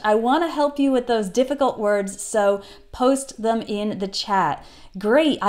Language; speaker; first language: English; native; English